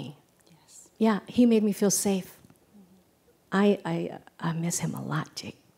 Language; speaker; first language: English; early bilingual, other home language; Vietnamese